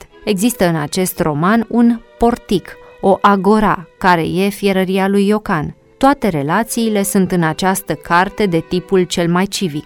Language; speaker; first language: Romanian; native; Romanian